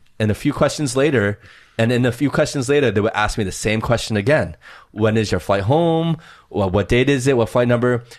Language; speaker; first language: English; early bilingual, other home language; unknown